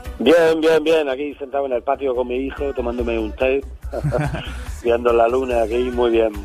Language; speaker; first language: Spanish; non-native, fluent; English